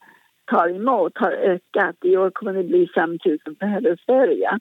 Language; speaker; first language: Swedish; non-native, fluent; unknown